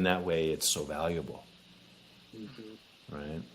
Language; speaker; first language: English; native; English